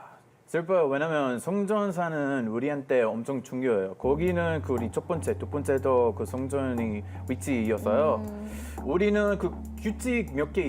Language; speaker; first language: Korean; non-native, fluent; Hebrew